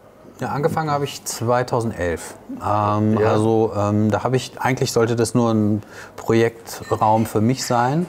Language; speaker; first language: German; native; German